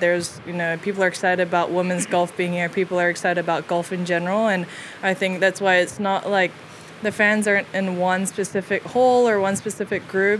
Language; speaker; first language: English; early bilingual, other home language; Korean